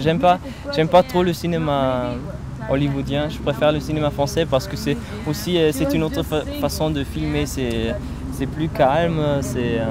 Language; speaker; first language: French; non-native, fluent; German